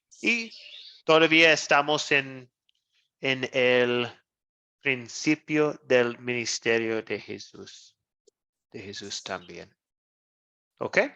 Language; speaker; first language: Spanish; non-native, fluent; English